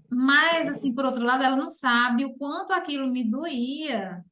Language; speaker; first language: Portuguese; native; Portuguese